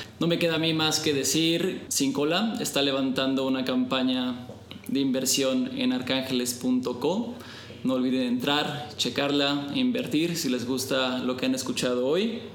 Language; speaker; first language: Spanish; native; Spanish